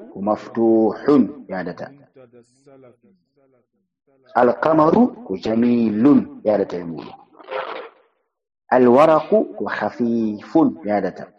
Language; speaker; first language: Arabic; non-native, fluent; Fula